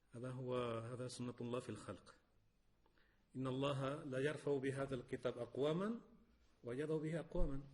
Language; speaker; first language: Arabic; non-native, fluent; Spanish